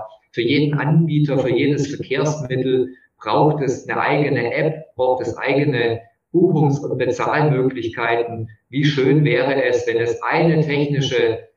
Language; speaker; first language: German; native; German